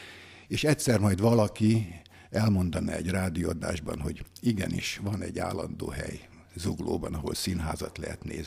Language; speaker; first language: Hungarian; native; Hungarian